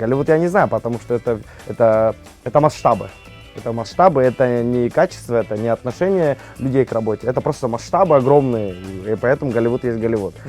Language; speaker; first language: Russian; native; Russian